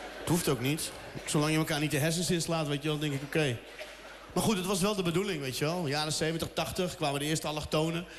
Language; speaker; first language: Dutch; early bilingual, other home language; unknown